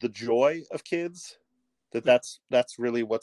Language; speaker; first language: English; native; English